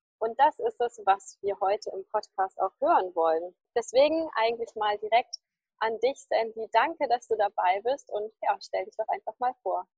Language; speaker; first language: German; native; German